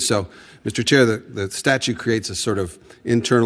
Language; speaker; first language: English; native; English